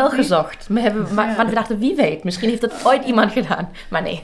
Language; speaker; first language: Dutch; native; Dutch